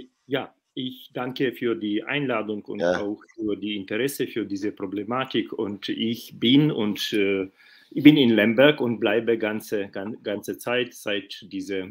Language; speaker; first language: German; non-native, fluent; Ukrainian